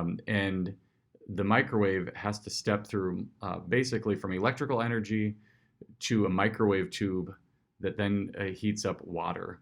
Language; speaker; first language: English; native; English